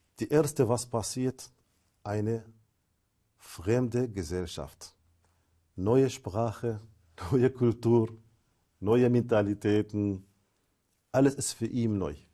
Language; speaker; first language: German; non-native, fluent; Arabic